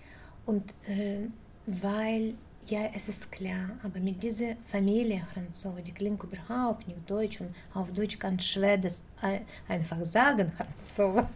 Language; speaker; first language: German; non-native, learner; Russian